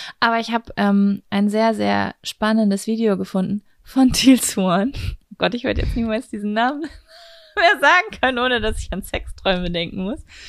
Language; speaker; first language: German; native; German